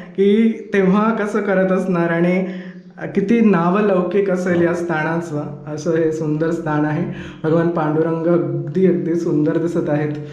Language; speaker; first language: Marathi; native; Marathi